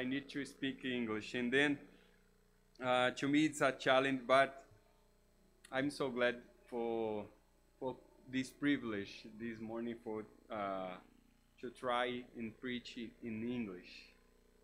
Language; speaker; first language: English; non-native, learner; Portuguese